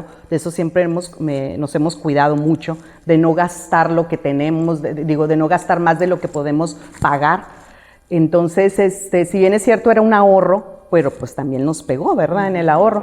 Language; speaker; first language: Spanish; native; Spanish